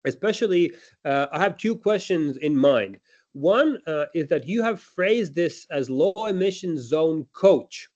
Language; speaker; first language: English; non-native, fluent; Latvian